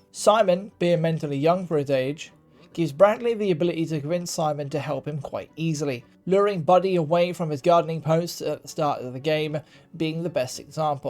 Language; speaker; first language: English; native; English